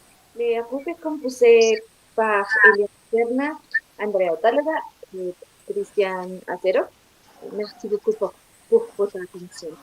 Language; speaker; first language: French; non-native, learner; Spanish